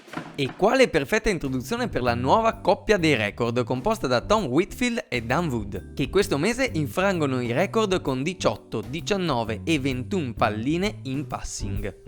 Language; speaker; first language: Italian; native; Italian